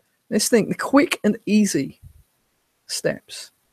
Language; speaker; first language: English; native; English